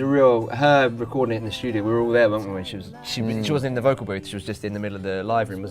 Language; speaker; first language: English; native; English